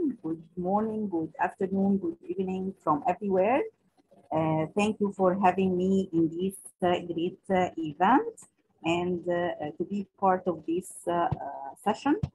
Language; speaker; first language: English; non-native, local second language; Arabic